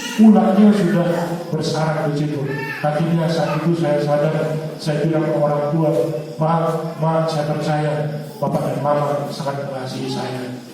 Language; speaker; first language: Indonesian; non-native, local second language; Batak Toba